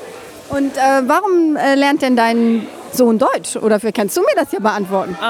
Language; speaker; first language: German; native; German